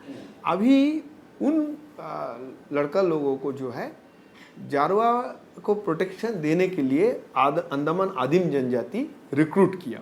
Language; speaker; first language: Hindi; non-native, local second language; Bangla